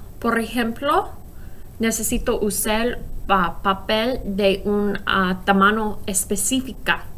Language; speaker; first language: Spanish; non-native, learner; English